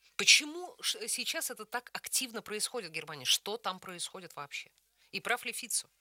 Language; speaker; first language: Russian; native; Russian